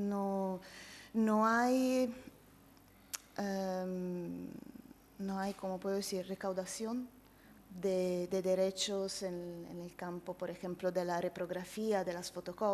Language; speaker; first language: Spanish; non-native, fluent; Italian